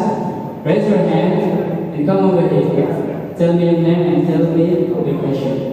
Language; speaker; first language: English; non-native, learner; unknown